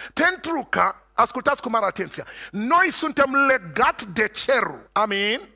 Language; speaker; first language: Romanian; non-native, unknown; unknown